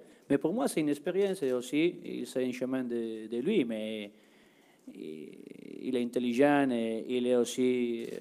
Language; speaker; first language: French; non-native, learner; Spanish